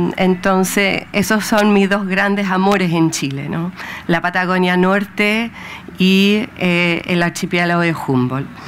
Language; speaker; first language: Spanish; non-native, fluent; English